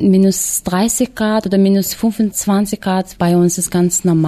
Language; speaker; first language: German; non-native, fluent; Mongolian